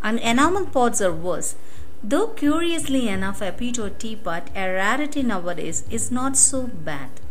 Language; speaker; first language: English; non-native, local second language; Tamil